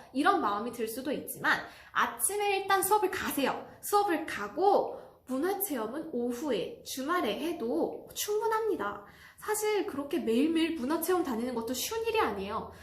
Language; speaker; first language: Korean; native; Korean